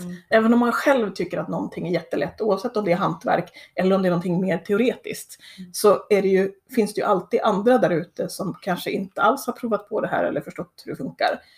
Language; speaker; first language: Swedish; native; Swedish